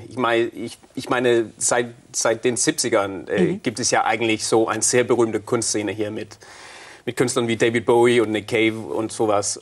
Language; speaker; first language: German; non-native, fluent; Danish